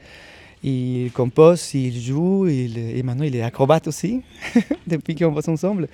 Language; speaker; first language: French; native; French